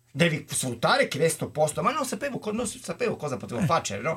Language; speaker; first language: Italian; non-native, fluent; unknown